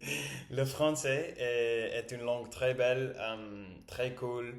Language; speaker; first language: French; non-native, learner; English